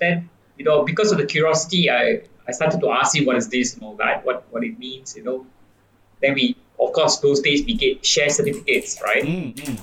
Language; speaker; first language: English; non-native, local second language; Tamil